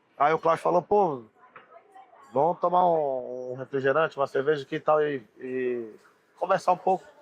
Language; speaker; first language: Portuguese; native; Portuguese